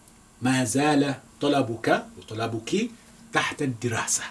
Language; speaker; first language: Arabic; non-native, fluent; Yoruba